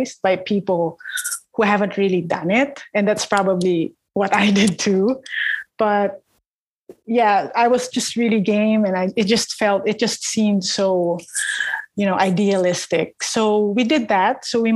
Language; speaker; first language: English; non-native, local second language; Filipino